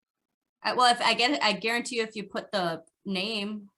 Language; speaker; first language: English; native; English